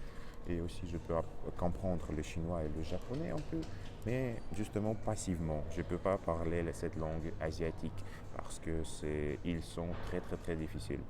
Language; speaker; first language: French; non-native, learner; Russian